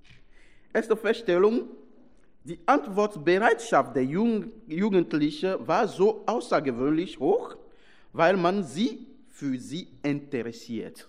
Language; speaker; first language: German; non-native, fluent; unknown